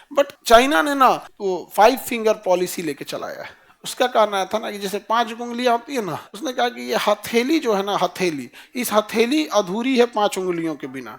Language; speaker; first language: Hindi; native; Hindi